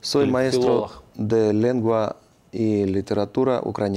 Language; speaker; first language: Spanish; non-native, fluent; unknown